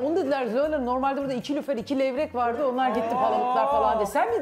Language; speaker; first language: Turkish; native; Turkish